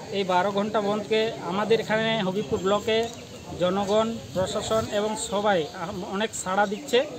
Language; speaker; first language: Bangla; non-native, local second language; Santali